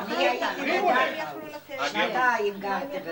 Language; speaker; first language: Hebrew; non-native, fluent; Yiddish